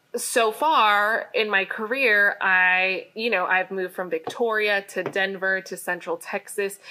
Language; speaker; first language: English; native; English